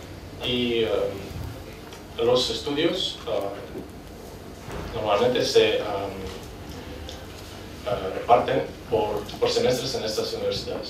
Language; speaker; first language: Spanish; non-native, fluent; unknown